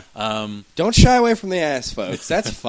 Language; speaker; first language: English; native; English